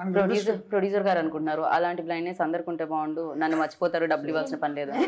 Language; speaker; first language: Telugu; native; Telugu